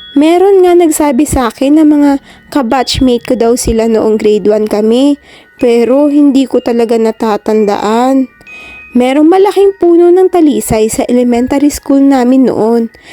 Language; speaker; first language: Filipino; native; Filipino